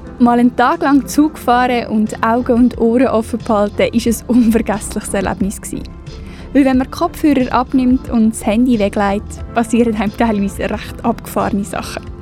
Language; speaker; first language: German; native; German